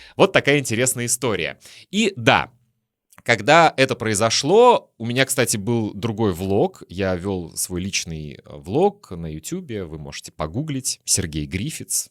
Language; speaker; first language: Russian; native; Russian